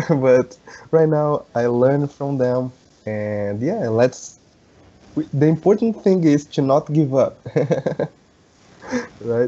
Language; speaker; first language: English; non-native, learner; Portuguese